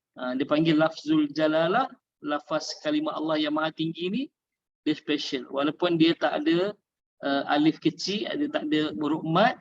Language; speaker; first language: Malay; native; Malay